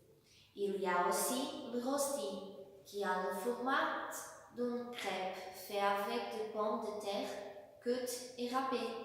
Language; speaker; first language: French; non-native, learner; Portuguese